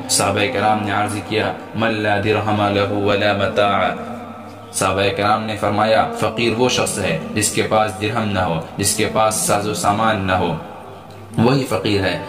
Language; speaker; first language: Urdu; native; Urdu